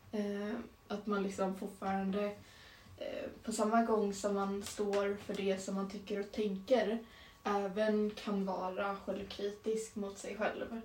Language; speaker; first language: Swedish; native; Swedish